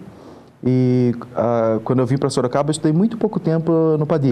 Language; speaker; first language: Portuguese; native; Portuguese